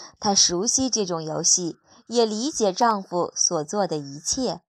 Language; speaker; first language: Chinese; native; Chinese